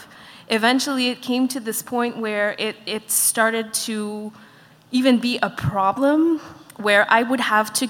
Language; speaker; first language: English; native; English